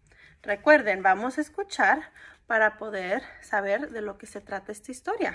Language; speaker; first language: Spanish; early bilingual, heritage; Spanish